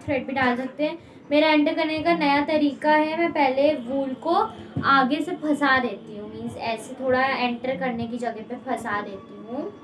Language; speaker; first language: Hindi; native; Hindi